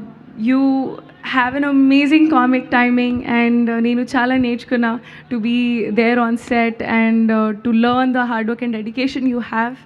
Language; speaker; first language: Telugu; non-native, learner; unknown